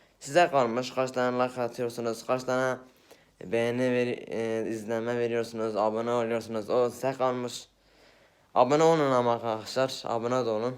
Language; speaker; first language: Turkish; native; Turkish